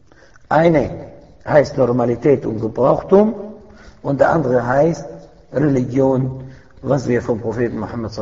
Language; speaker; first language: German; non-native, fluent; Arabic